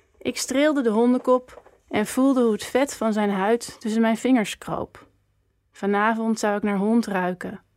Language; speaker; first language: Dutch; native; Dutch